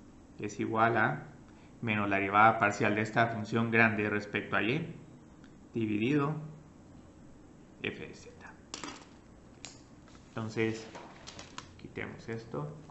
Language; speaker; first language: Spanish; native; Spanish